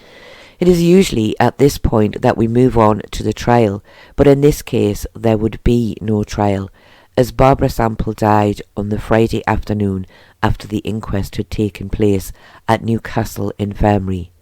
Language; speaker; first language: English; native; English